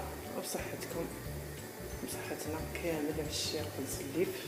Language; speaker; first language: Arabic; native; Arabic